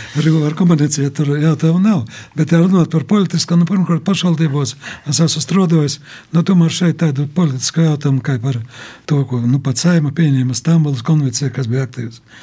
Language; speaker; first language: Latvian; native; Latvian